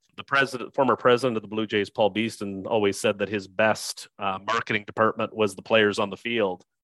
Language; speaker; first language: English; native; English